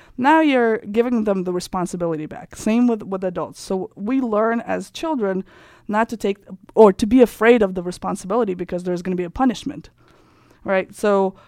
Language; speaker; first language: English; non-native, fluent; Kazakh